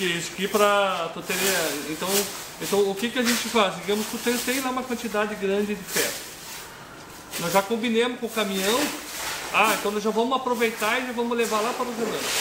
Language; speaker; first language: Portuguese; native; Portuguese